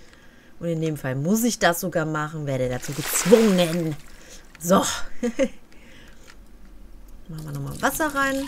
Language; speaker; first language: German; native; German